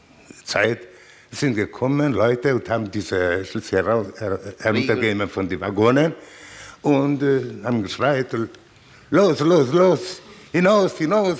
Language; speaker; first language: German; non-native, learner; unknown